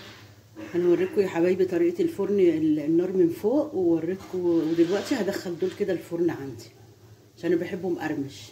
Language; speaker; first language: Arabic; native; Arabic